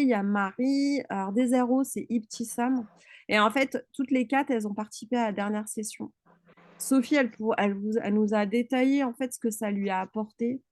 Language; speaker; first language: French; native; French